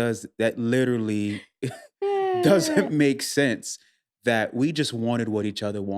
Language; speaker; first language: English; native; English